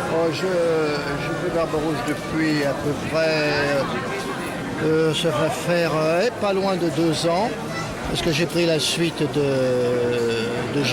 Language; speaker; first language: French; native; French